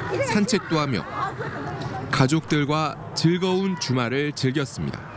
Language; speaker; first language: Korean; native; Korean